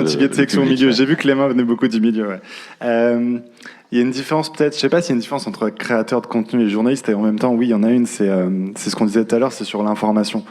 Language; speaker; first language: French; native; French